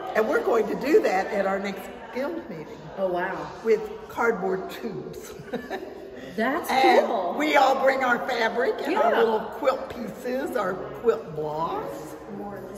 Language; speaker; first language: English; native; English